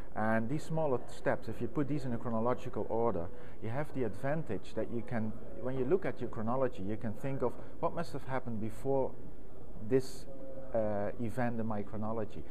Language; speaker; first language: English; non-native, fluent; Dutch